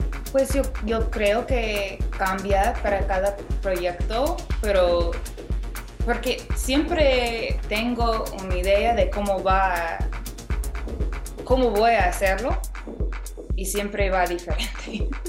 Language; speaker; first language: Spanish; non-native, fluent; English